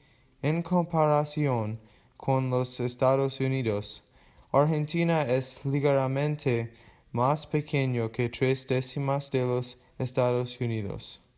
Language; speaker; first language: Spanish; non-native, learner; English